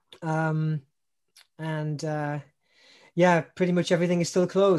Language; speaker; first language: English; native; English